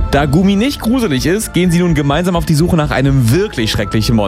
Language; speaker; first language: German; native; German